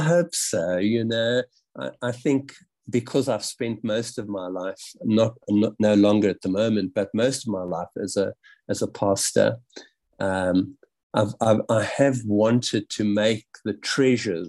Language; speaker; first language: English; native; English